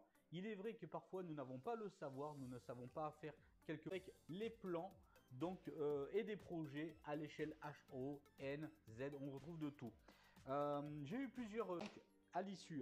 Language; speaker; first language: French; native; French